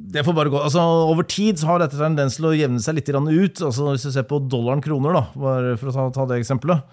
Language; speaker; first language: Norwegian; native; Norwegian